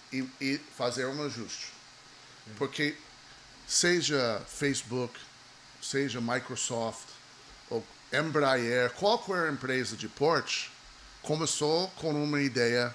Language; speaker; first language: Portuguese; non-native, fluent; English